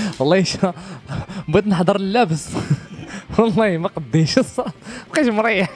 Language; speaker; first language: Arabic; native; Arabic